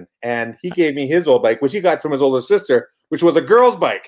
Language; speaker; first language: English; native; English